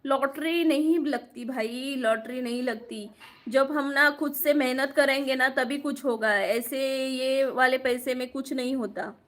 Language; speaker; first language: Hindi; non-native, local second language; Marathi